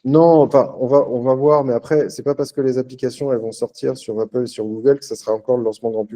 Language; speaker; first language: French; native; French